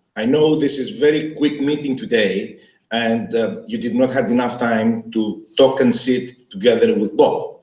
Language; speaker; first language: English; non-native, fluent; Greek